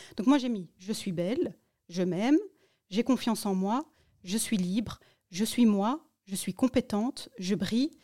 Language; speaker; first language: French; early bilingual, other home language; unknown